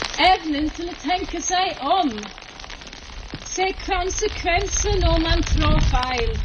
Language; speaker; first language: Norwegian; non-native, fluent; English